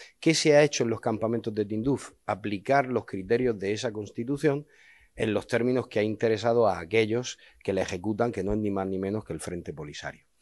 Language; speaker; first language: Spanish; native; Spanish